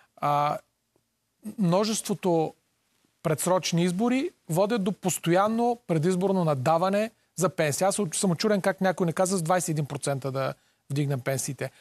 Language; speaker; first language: Bulgarian; native; Bulgarian